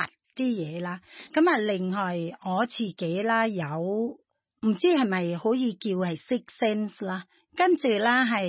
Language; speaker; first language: Chinese; non-native, fluent; Thai